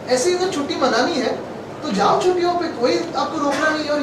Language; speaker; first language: Hindi; non-native, local second language; Marathi